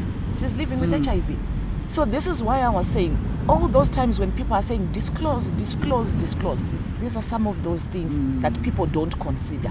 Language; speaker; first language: English; non-native, local second language; Shona